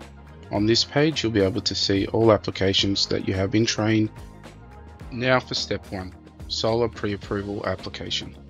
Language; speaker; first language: English; native; English